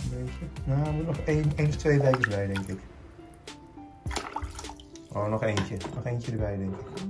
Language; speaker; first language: Dutch; native; Dutch